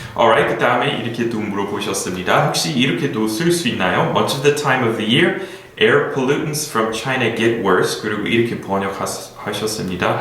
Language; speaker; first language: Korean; non-native, fluent; English